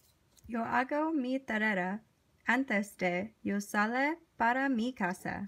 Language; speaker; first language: Spanish; non-native, learner; English